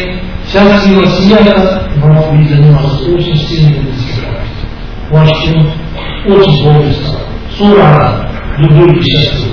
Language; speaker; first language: Russian; non-native, learner; Tibetan